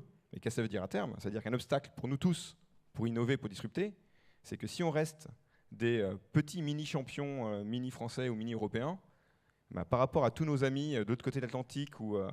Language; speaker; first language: French; native; French